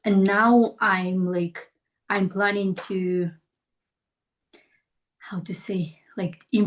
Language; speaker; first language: English; non-native, fluent; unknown